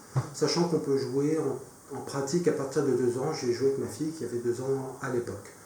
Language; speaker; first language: French; native; French